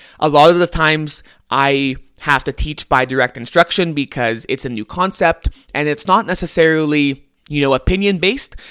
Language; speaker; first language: English; native; English